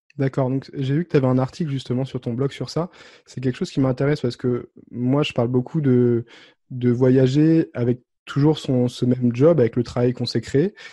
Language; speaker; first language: French; native; French